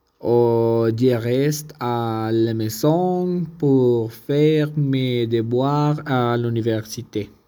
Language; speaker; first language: French; non-native, learner; Spanish